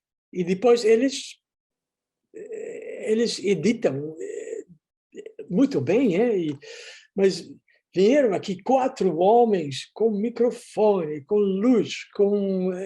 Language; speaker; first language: Portuguese; non-native, fluent; Dutch